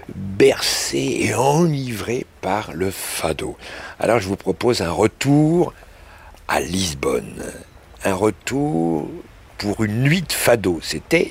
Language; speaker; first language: French; native; French